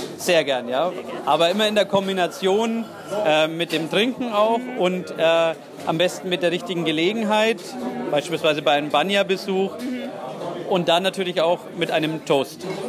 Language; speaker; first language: German; native; German